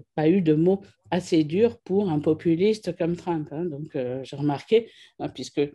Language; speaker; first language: French; native; French